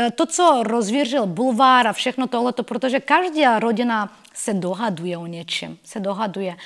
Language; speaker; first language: Czech; non-native, fluent; Bulgarian